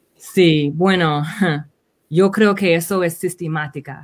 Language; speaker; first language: Spanish; early bilingual, heritage; Spanish